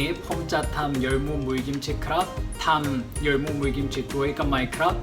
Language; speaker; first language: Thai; non-native, learner; Korean